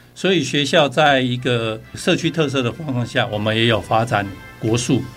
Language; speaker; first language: Chinese; native; Chinese